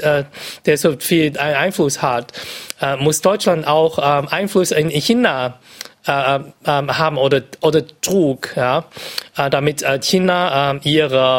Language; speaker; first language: German; non-native, fluent; Cantonese